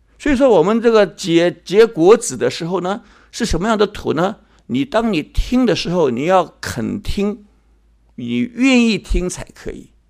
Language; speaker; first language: Chinese; early bilingual, heritage; Chinese